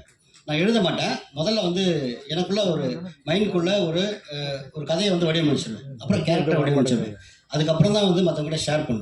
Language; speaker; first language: Tamil; native; Tamil